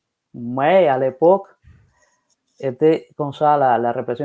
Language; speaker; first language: French; non-native, fluent; Spanish